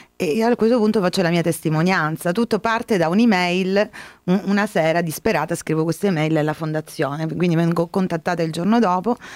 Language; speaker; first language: Italian; native; Italian